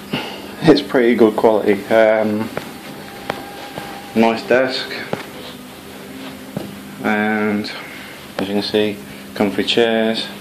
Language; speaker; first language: English; native; English